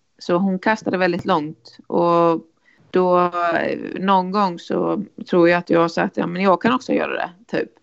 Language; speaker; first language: Swedish; non-native, fluent; Icelandic